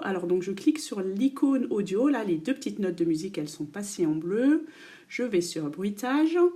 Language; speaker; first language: French; native; French